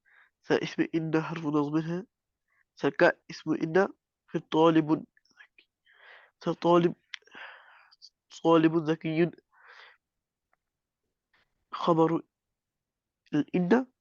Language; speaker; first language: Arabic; non-native, learner; Urdu